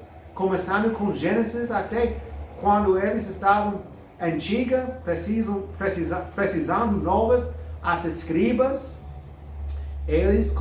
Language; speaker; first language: Portuguese; non-native, fluent; English